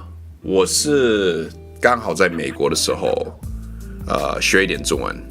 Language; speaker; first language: Chinese; non-native, learner; English